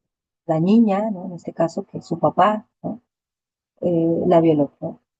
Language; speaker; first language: Spanish; native; Spanish